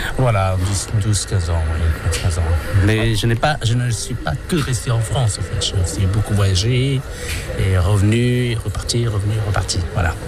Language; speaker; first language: French; non-native, fluent; Khmer